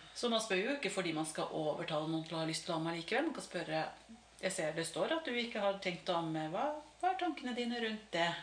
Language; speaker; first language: Norwegian; native; Norwegian